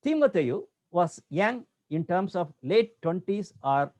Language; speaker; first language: English; non-native, local second language; Tamil